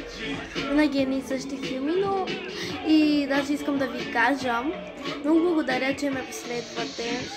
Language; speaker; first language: Bulgarian; early bilingual, heritage; Bulgarian